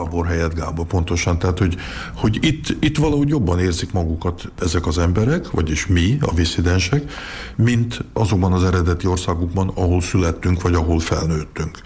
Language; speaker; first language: Hungarian; early bilingual, heritage; Hungarian